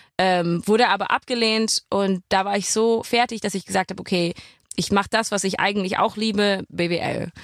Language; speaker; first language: German; non-native, fluent; English